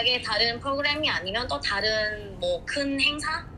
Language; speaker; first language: Korean; non-native, fluent; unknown